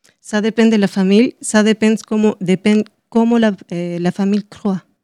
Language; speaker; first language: French; non-native, learner; Spanish